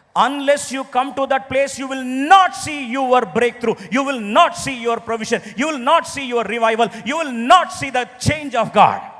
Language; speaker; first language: English; non-native, local second language; Telugu